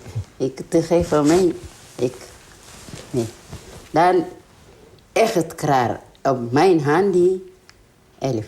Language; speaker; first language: Dutch; non-native, learner; Tigrinya